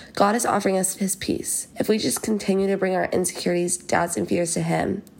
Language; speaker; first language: English; native; English